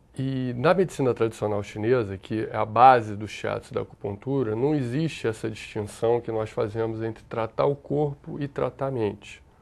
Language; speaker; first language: Portuguese; native; Portuguese